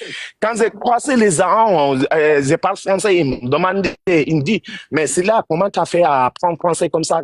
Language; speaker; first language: French; non-native, learner; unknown